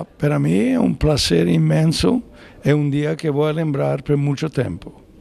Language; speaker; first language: Portuguese; non-native, learner; Italian